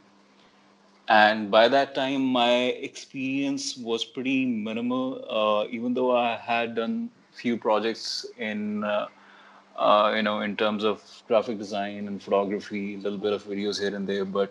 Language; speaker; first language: English; non-native, local second language; Urdu